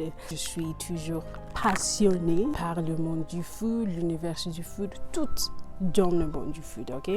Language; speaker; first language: French; non-native, learner; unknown